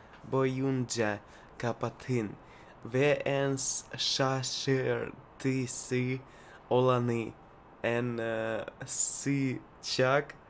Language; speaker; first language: Turkish; non-native, learner; Russian